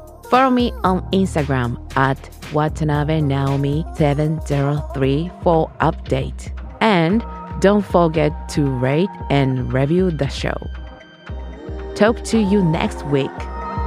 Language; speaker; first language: English; non-native, learner; Japanese